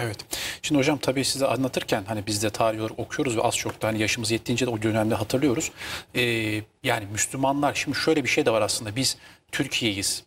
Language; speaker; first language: Turkish; native; Turkish